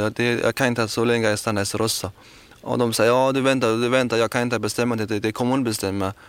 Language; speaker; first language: Swedish; non-native, learner; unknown